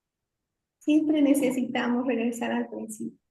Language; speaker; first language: Spanish; native; Spanish